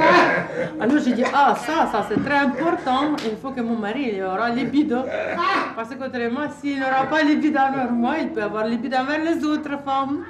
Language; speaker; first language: French; non-native, fluent; Russian